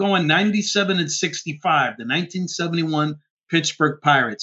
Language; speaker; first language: English; native; English